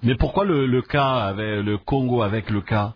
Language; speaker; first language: French; non-native, local second language; Lingala